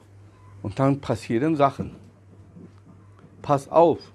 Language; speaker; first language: German; non-native, fluent; Turkish